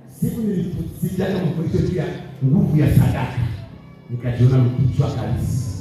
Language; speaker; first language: Swahili; native; Swahili